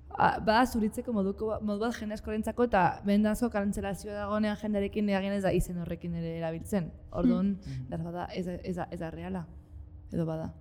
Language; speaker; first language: Basque; native; Basque